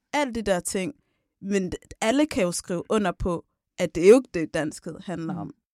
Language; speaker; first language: Danish; early bilingual, other home language; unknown